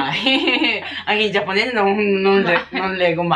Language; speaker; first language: Italian; non-native, learner; Japanese